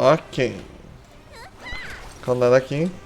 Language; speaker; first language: Portuguese; native; Portuguese